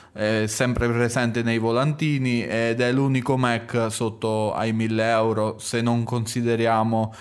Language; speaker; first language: Italian; native; Italian